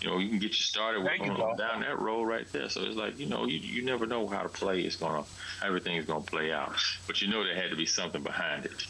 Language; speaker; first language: English; native; English